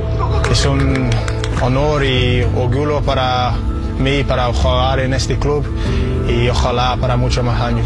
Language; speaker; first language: Spanish; non-native, learner; English